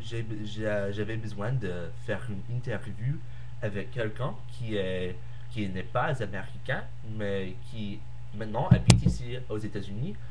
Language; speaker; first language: French; non-native, learner; English